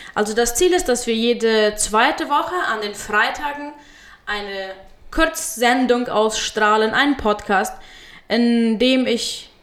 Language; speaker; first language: German; early bilingual, heritage; Spanish